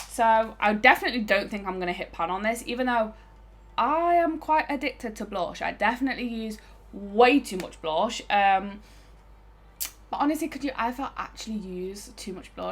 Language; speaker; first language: English; native; English